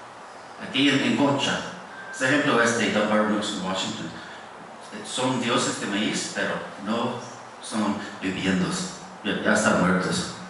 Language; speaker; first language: Spanish; non-native, fluent; English